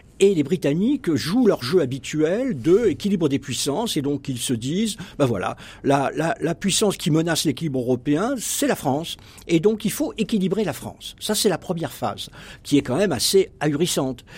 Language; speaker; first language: French; native; French